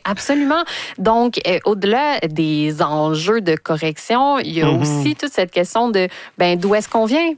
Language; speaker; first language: French; native; French